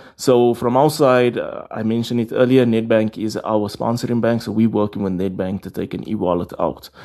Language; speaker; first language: English; native; English